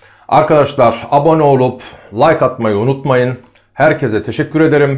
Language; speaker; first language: Turkish; native; Turkish